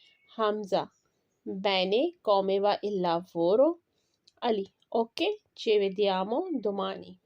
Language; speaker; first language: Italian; non-native, fluent; Urdu